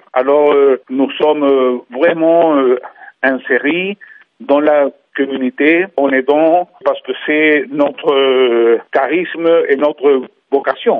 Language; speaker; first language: French; non-native, fluent; Spanish